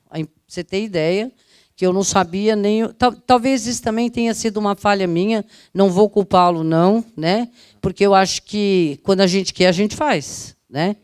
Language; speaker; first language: Portuguese; early bilingual, other home language; Italian